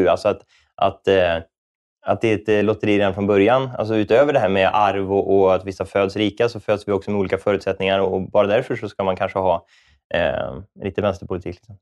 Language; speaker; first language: Swedish; native; Swedish